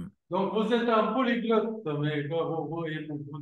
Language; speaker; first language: French; non-native, fluent; Arabic